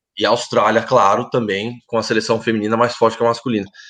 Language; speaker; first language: Portuguese; native; Portuguese